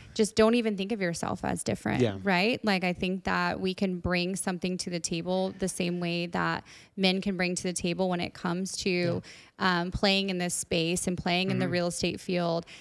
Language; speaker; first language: English; native; English